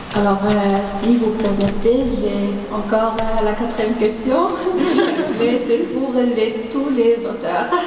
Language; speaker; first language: French; non-native, learner; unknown